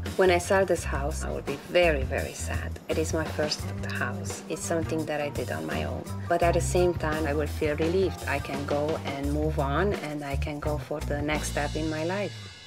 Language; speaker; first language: English; non-native, fluent; Romanian